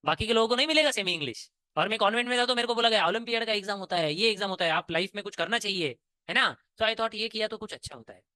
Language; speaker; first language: Hindi; non-native, local second language; Marathi